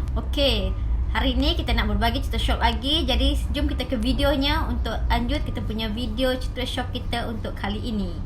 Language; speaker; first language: Malay; native; Malay